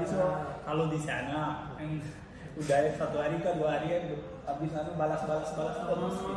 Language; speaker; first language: Indonesian; non-native, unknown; Malayalam